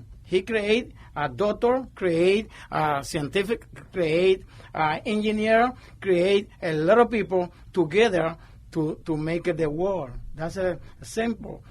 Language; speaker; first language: English; non-native, learner; Spanish